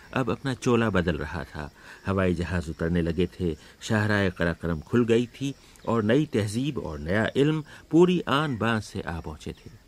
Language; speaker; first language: Urdu; native; Urdu